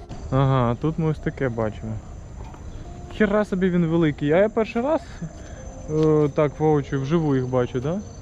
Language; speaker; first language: Ukrainian; non-native, local second language; Russian